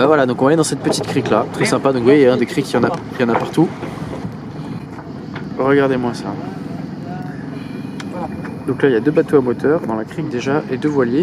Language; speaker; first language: French; native; French